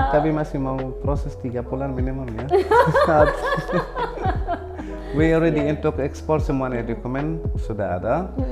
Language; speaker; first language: Indonesian; non-native, learner; Arabic